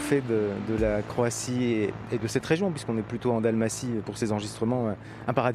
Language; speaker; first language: French; native; French